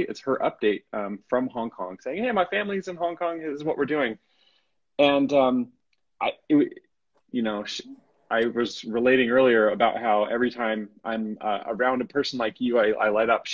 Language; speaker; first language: English; native; English